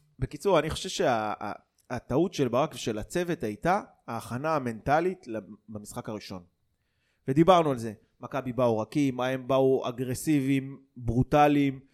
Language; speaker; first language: Hebrew; native; Hebrew